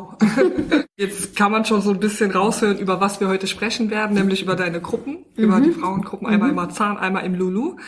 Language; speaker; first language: German; native; German